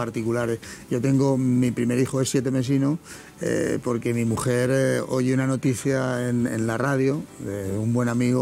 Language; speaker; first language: Spanish; native; Spanish